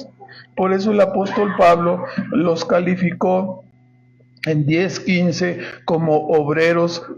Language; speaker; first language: Spanish; native; Spanish